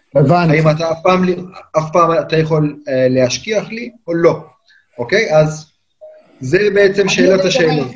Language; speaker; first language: Hebrew; non-native, fluent; Turkish